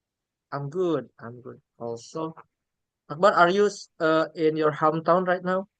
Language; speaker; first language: English; non-native, learner; Indonesian